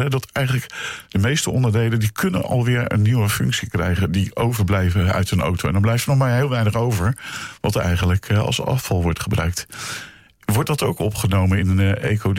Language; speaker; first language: Dutch; native; Dutch